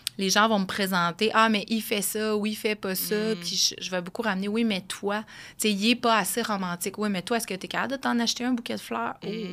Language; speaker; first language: French; native; French